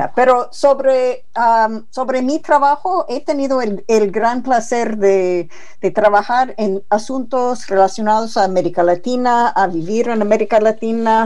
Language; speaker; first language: Spanish; non-native, fluent; English